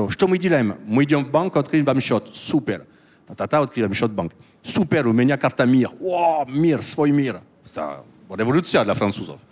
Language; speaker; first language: Russian; non-native, learner; French